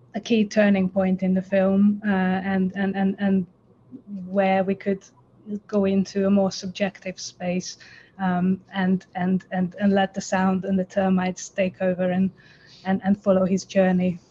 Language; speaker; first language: English; non-native, fluent; Hungarian